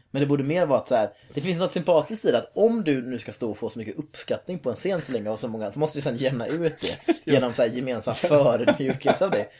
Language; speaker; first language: Swedish; native; Swedish